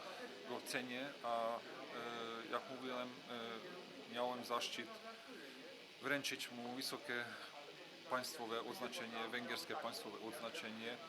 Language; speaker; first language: Polish; non-native, fluent; Hungarian